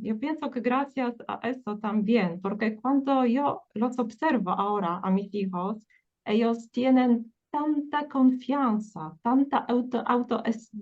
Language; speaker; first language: Spanish; non-native, fluent; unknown